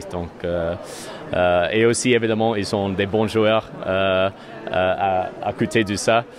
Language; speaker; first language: French; non-native, learner; English